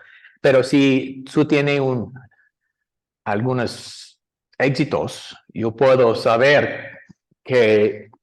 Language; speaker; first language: Spanish; non-native, learner; English